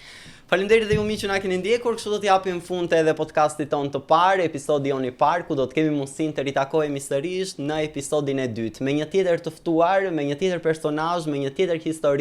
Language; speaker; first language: Albanian; native; Albanian